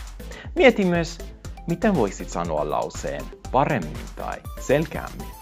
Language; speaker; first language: Finnish; non-native, fluent; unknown